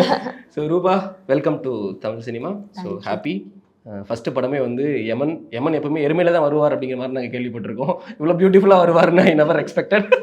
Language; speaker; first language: Tamil; native; Tamil